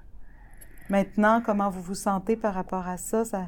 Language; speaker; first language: French; native; French